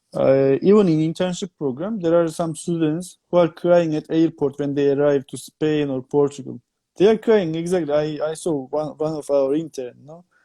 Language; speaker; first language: English; non-native, fluent; Turkish